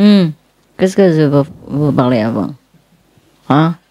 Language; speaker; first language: French; non-native, learner; Vietnamese